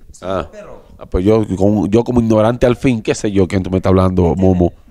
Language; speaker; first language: Spanish; native; Spanish